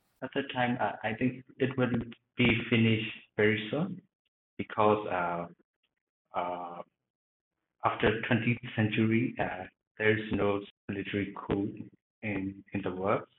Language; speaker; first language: English; non-native, learner; Burmese